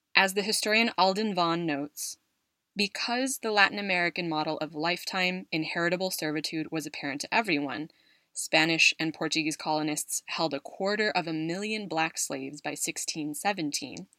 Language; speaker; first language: English; native; English